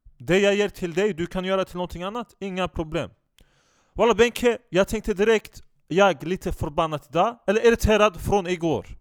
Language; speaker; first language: Swedish; non-native, fluent; Turkish